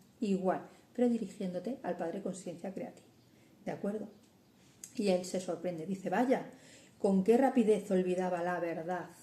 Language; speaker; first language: Spanish; native; Spanish